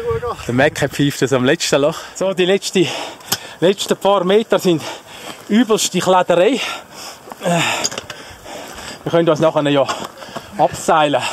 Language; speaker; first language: German; native; German